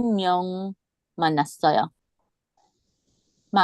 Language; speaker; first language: Korean; non-native, learner; English